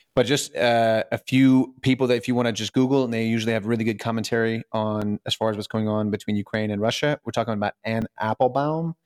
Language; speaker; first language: English; early bilingual, other home language; Russian